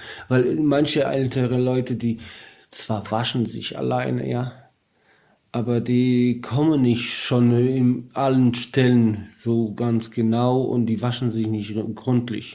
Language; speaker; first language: German; non-native, learner; Polish